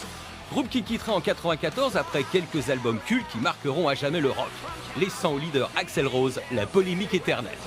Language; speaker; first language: French; native; French